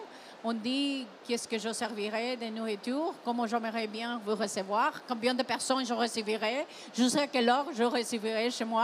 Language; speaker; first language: French; non-native, fluent; Spanish